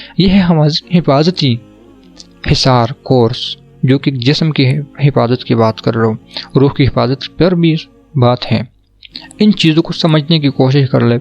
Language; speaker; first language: Urdu; non-native, local second language; Pashto